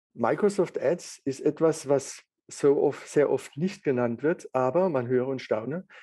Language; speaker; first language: German; native; German